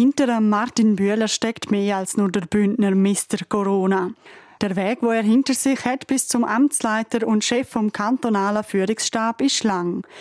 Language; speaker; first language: German; native; German